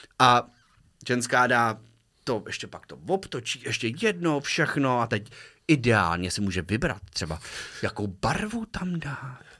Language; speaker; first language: Czech; native; Czech